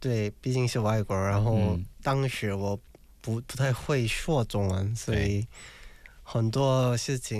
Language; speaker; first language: Chinese; non-native, fluent; Korean